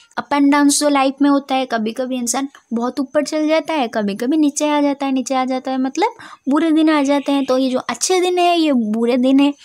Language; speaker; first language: Hindi; non-native, local second language; Odia